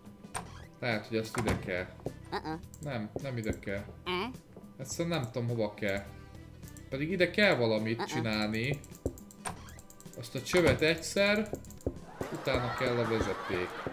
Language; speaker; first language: Hungarian; native; Hungarian